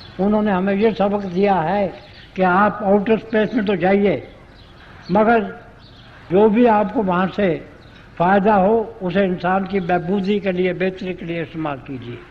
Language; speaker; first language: Urdu; non-native, local second language; Punjabi